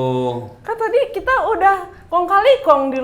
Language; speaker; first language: Indonesian; native; Indonesian